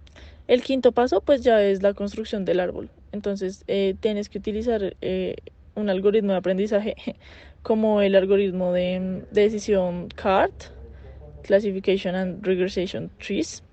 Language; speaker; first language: Spanish; native; Spanish